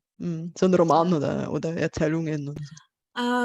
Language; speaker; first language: German; non-native, fluent; Bulgarian